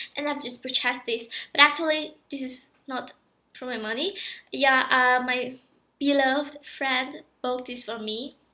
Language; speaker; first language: English; non-native, fluent; Indonesian